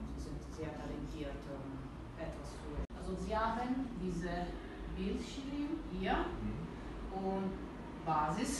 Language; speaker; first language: German; non-native, learner; Italian